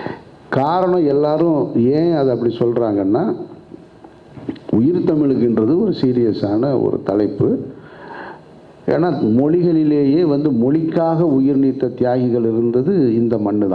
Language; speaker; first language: Tamil; native; Tamil